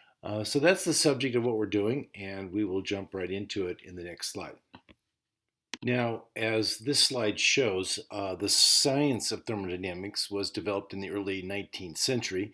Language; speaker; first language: English; native; English